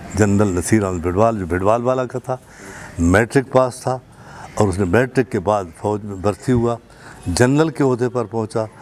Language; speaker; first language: Urdu; non-native, local second language; Saraiki